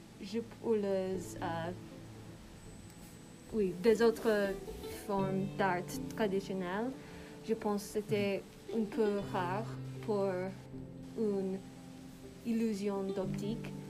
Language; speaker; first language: French; non-native, learner; English